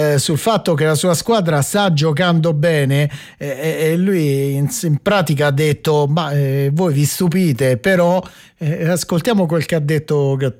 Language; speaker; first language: Italian; native; Italian